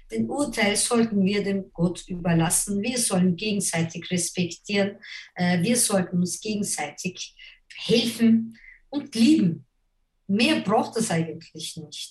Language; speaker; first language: German; non-native, fluent; Turkish